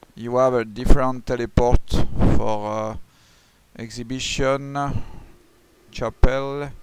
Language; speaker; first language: English; non-native, learner; French